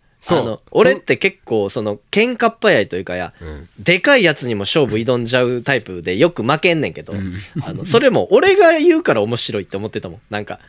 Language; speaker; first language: Japanese; native; Japanese